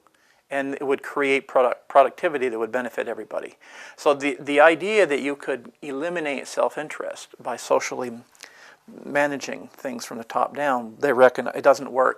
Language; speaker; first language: English; native; English